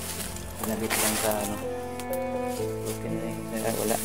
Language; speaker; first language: Filipino; non-native, local second language; Cebuano